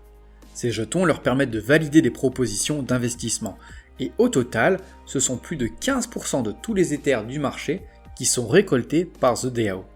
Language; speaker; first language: French; native; French